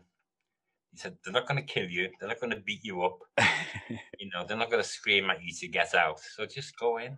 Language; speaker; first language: English; native; English